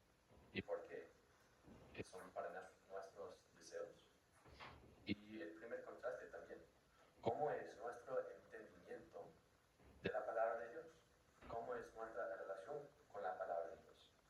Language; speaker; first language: Spanish; non-native, fluent; English